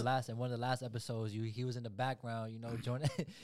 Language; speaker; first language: English; native; English